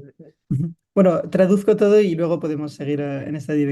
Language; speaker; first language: Spanish; non-native, fluent; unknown